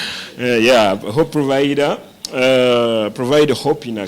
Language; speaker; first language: English; non-native, learner; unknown